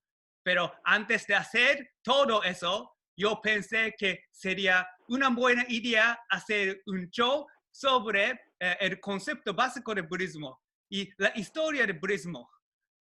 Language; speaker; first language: Spanish; non-native, learner; Japanese